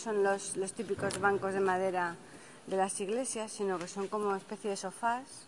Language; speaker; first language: Spanish; native; Spanish